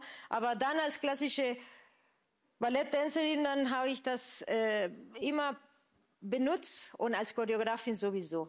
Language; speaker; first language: German; non-native, fluent; Spanish